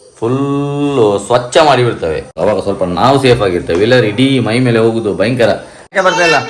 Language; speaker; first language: Kannada; native; Kannada